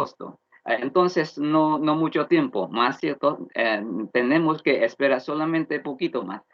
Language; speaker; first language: Spanish; non-native, learner; Vietnamese